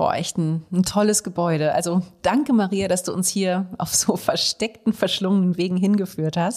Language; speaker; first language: German; native; German